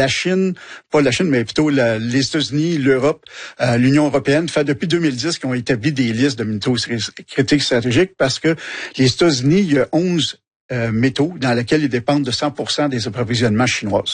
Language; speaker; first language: French; native; French